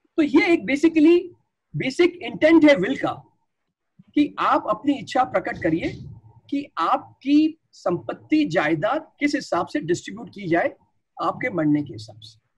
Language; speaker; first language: Hindi; non-native, local second language; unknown